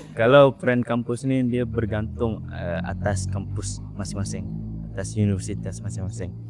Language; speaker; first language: Malay; native; Malay